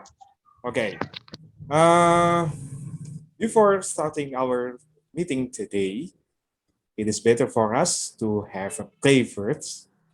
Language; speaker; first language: English; non-native, local second language; Indonesian